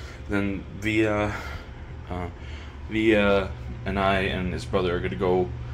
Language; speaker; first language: English; early bilingual, other home language; Spanish